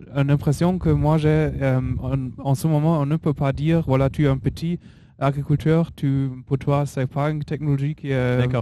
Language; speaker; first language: French; non-native, learner; German